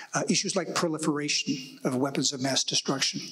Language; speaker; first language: English; native; English